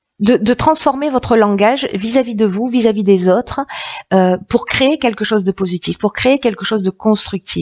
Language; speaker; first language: French; native; French